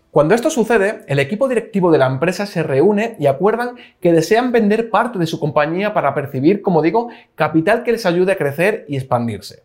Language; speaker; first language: Spanish; native; Spanish